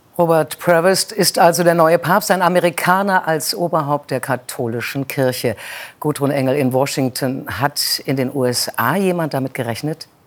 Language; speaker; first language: German; native; German